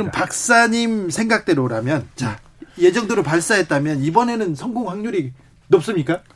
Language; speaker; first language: Korean; native; Korean